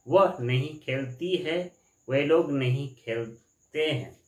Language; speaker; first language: Hindi; non-native, local second language; Bangla